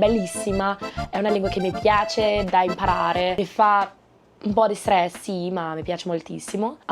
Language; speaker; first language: Italian; non-native, learner; Portuguese